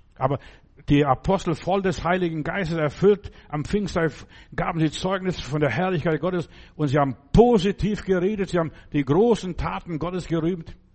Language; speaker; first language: German; non-native, fluent; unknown